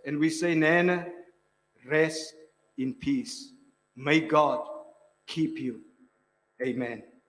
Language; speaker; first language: English; non-native, local second language; Afrikaans